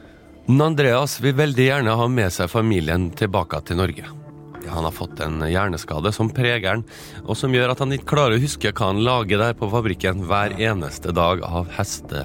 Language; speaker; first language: Norwegian; native; Norwegian